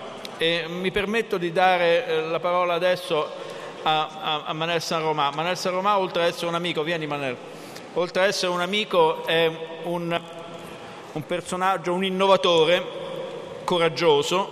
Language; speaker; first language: Italian; native; Italian